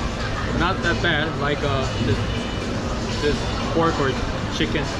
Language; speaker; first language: English; non-native, fluent; Korean